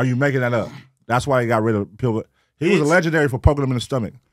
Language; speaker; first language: English; native; English